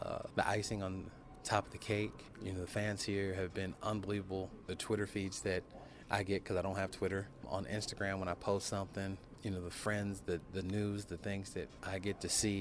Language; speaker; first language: English; native; English